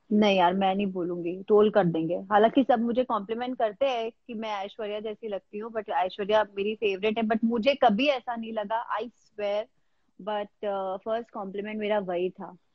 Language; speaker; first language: Hindi; native; Hindi